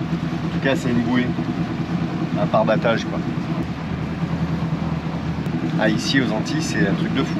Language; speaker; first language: French; native; French